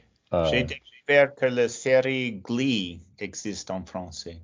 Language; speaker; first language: French; non-native, learner; English